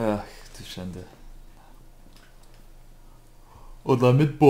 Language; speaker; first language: German; non-native, fluent; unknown